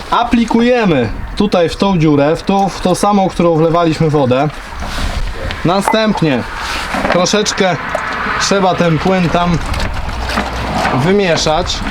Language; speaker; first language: Polish; native; Polish